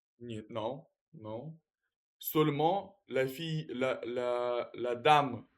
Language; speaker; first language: French; non-native, learner; Russian